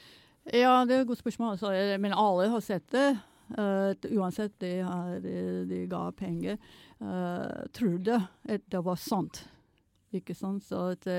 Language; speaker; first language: Norwegian; non-native, fluent; English